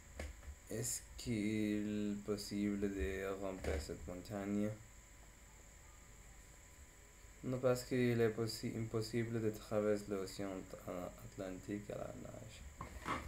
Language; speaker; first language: French; non-native, learner; English